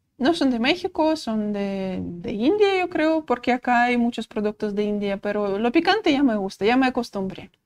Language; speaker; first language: Spanish; non-native, fluent; Russian